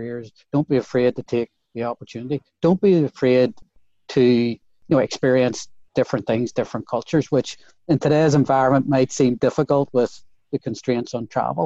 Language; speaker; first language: English; native; English